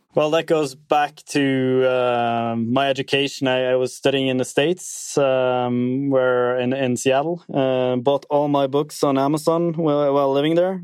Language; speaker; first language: English; non-native, fluent; Norwegian